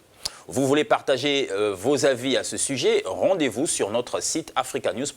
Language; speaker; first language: French; native; French